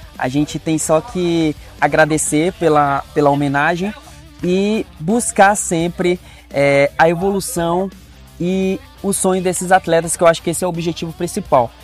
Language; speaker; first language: Portuguese; native; Portuguese